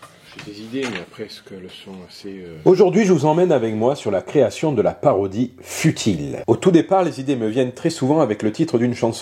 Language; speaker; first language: French; native; French